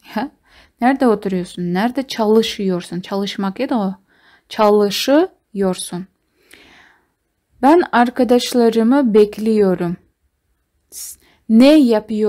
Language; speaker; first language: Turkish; non-native, fluent; Kazakh